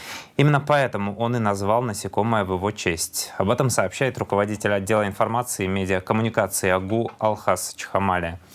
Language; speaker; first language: Russian; native; Russian